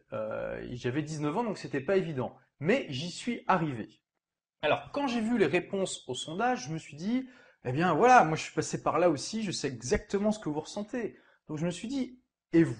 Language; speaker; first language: French; native; French